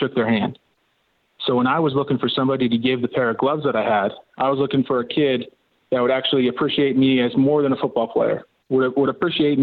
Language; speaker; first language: English; native; English